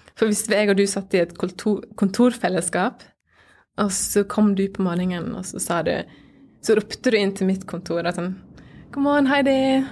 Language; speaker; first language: Norwegian; native; Norwegian